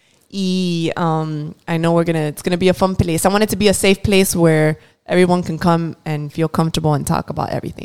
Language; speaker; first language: English; early bilingual, other home language; Spanish